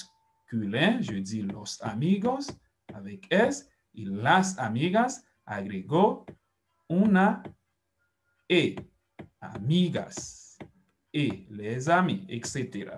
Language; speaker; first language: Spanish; non-native, fluent; French